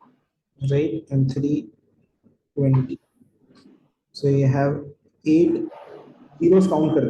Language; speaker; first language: English; non-native, local second language; Hindi